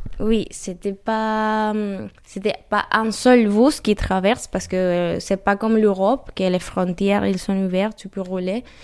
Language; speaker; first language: French; non-native, learner; Spanish